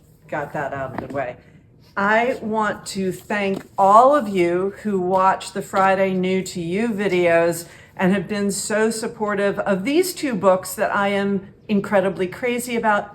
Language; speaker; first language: English; native; English